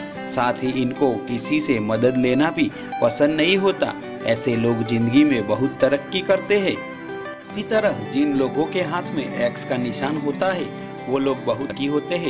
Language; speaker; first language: Hindi; native; Hindi